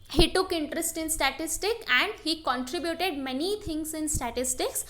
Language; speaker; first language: English; non-native, local second language; Kannada